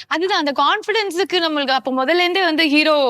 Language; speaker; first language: Tamil; native; Tamil